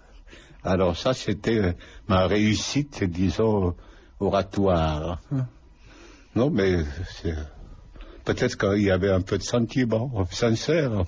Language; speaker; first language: French; non-native, fluent; Lithuanian